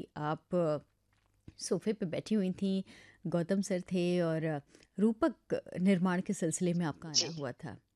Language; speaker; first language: Hindi; native; Hindi